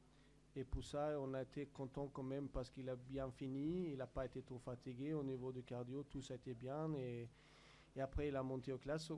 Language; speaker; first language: French; non-native, learner; Swedish